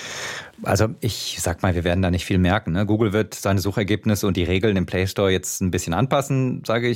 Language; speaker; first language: German; native; German